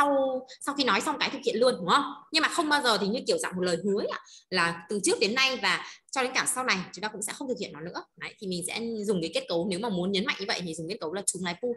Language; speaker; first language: Vietnamese; native; Vietnamese